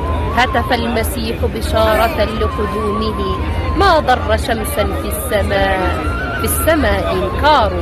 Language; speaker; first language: Arabic; native; Arabic